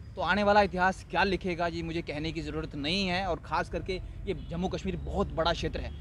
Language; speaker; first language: Hindi; native; Hindi